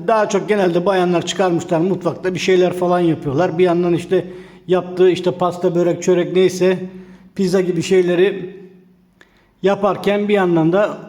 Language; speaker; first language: Turkish; native; Turkish